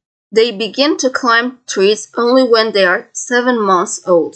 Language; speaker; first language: English; non-native, fluent; Azerbaijani